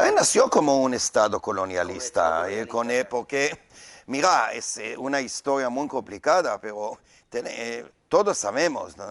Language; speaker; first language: Spanish; non-native, learner; Hebrew